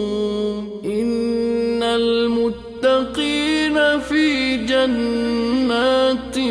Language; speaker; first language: Arabic; native; Arabic